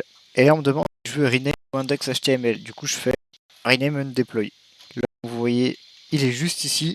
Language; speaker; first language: French; native; French